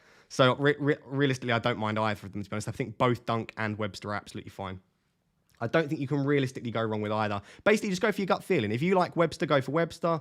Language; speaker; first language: English; native; English